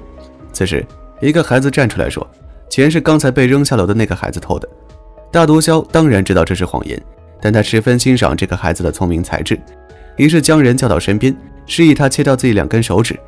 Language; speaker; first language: Chinese; native; Chinese